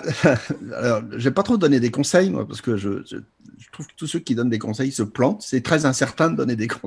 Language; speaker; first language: French; native; French